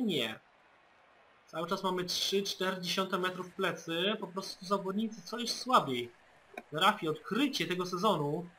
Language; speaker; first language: Polish; native; Polish